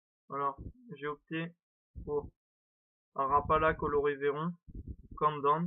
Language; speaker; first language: French; native; French